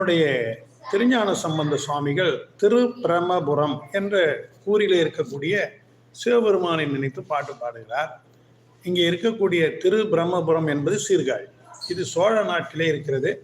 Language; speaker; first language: Tamil; native; Tamil